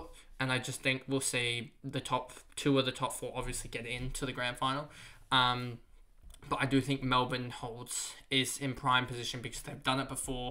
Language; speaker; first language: English; native; English